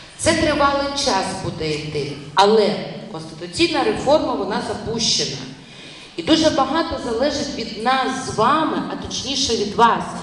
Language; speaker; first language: Ukrainian; non-native, local second language; Russian